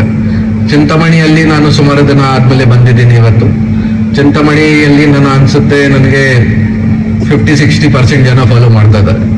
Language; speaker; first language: Kannada; non-native, local second language; Hindi